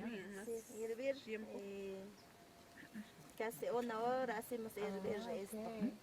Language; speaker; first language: Spanish; non-native, local second language; Quechua